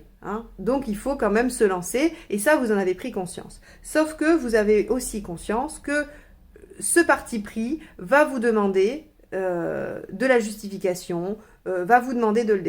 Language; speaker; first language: French; native; French